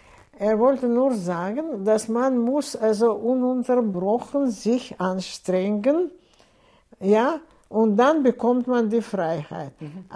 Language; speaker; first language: German; non-native, fluent; Russian